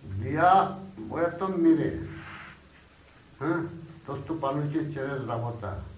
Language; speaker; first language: Russian; non-native, learner; Bangla